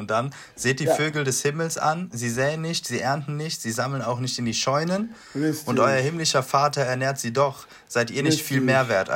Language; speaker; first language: German; native; German